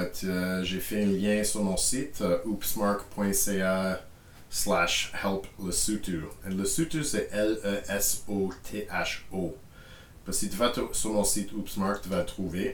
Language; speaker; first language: French; non-native, fluent; English